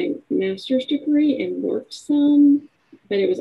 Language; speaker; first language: English; native; English